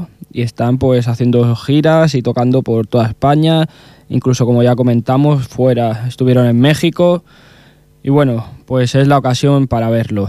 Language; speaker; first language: Spanish; native; Spanish